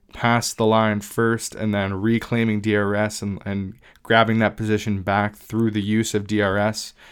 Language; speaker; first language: English; native; English